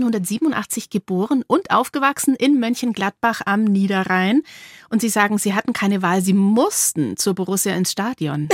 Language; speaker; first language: German; native; German